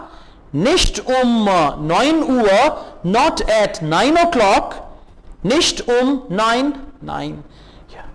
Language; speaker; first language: German; non-native, fluent; Urdu